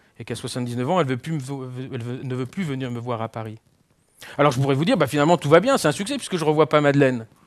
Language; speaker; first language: French; native; French